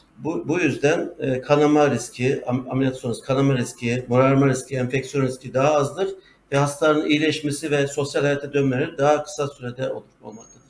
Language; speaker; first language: Turkish; native; Turkish